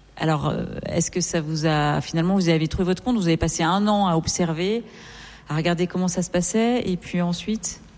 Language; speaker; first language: French; native; French